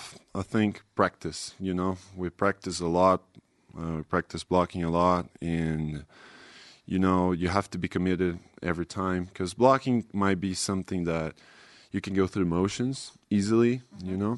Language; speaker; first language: English; non-native, fluent; Portuguese